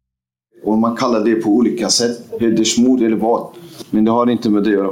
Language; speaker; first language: Swedish; non-native, fluent; Kurdish